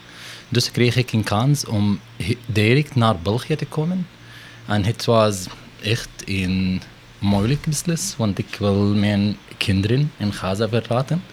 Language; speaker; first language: Dutch; non-native, learner; Arabic